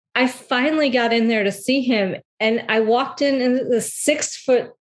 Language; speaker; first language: English; native; English